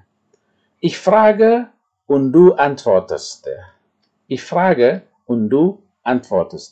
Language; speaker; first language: German; non-native, fluent; Indonesian